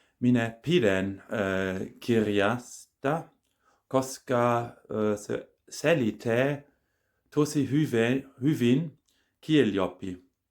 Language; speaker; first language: Finnish; non-native, learner; German